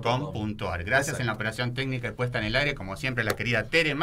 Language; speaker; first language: Spanish; native; Spanish